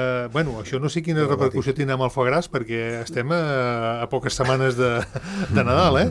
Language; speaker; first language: Catalan; native; Catalan